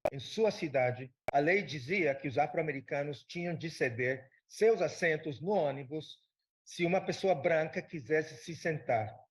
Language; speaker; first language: Portuguese; non-native, fluent; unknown